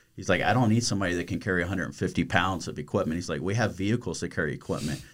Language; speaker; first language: English; native; English